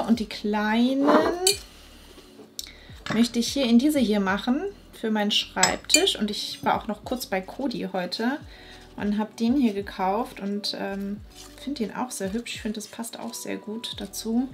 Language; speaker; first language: German; native; German